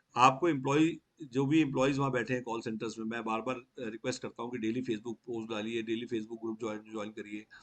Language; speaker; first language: Hindi; native; Hindi